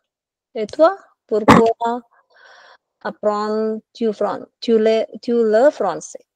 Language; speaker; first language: French; non-native, learner; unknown